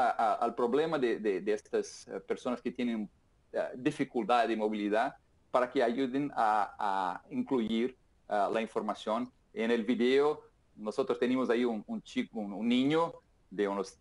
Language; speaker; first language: Spanish; non-native, fluent; Portuguese